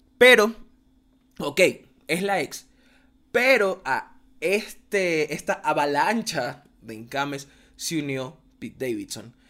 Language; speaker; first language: Spanish; native; Spanish